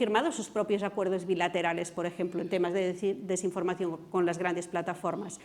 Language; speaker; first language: Spanish; non-native, local second language; Catalan